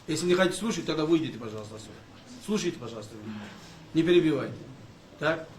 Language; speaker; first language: Russian; non-native, local second language; Kyrgyz